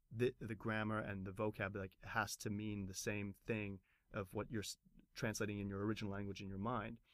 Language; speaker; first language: English; native; English